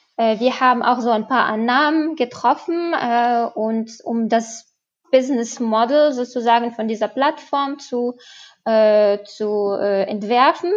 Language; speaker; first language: German; non-native, fluent; Arabic